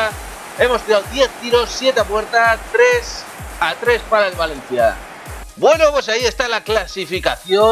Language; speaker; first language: Spanish; native; Spanish